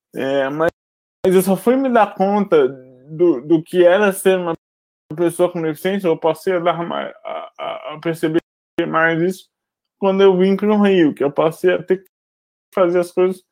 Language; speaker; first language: Portuguese; native; Portuguese